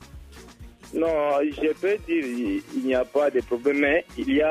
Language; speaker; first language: French; non-native, learner; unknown